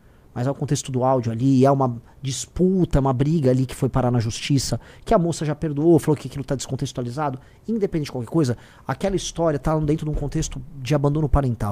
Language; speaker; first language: Portuguese; native; Portuguese